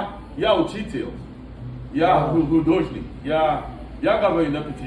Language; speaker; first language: Russian; non-native, learner; Haitian Creole